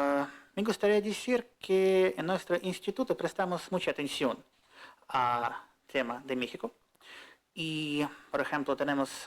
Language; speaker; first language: Spanish; non-native, fluent; Russian